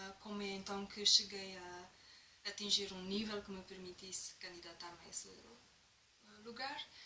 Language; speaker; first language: Portuguese; non-native, fluent; Romanian